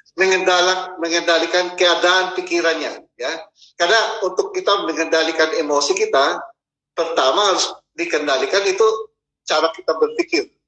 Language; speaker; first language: Indonesian; non-native, fluent; Filipino